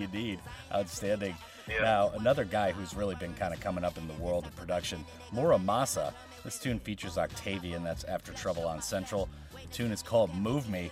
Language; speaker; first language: English; native; English